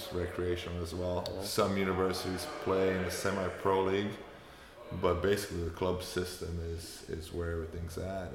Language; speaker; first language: English; non-native, fluent; Romanian